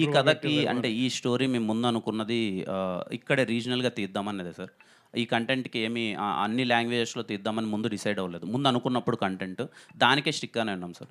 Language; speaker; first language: Telugu; native; Telugu